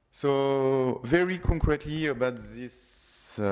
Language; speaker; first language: English; non-native, fluent; French